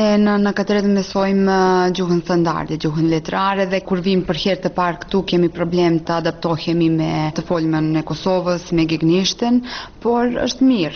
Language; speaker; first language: Albanian; non-native, fluent; Serbian